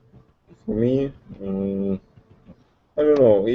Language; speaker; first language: English; non-native, learner; Russian